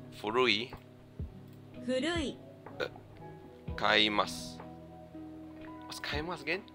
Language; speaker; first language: Japanese; non-native, learner; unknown